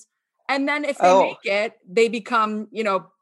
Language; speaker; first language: English; native; English